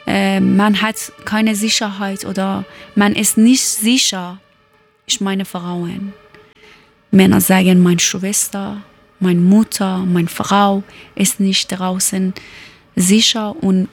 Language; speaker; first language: German; non-native, learner; Persian